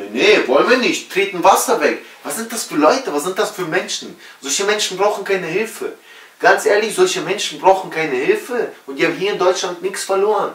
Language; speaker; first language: German; early bilingual, other home language; Russian